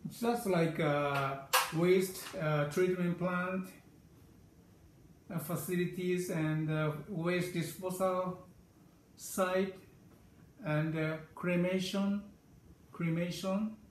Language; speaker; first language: English; non-native, learner; Japanese